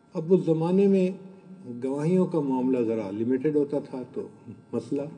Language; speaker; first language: Urdu; non-native, local second language; Punjabi